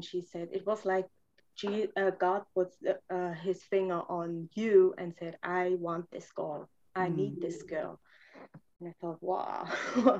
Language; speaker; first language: English; non-native, fluent; German